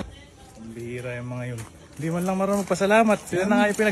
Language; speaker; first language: Filipino; native; Filipino